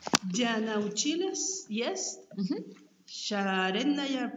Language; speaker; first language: Russian; non-native, learner; Spanish